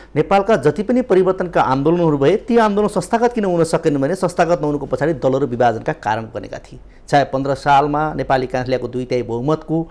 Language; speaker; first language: Nepali; native; Nepali